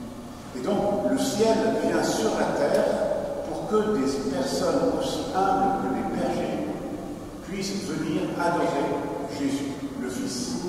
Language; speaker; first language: French; native; French